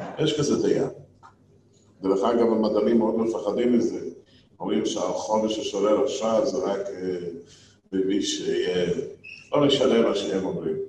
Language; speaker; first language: Hebrew; non-native, fluent; English